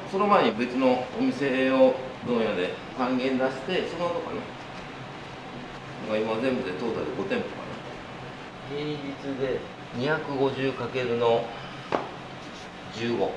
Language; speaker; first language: Japanese; native; Japanese